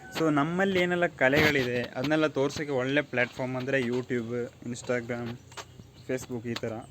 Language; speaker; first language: Kannada; native; Kannada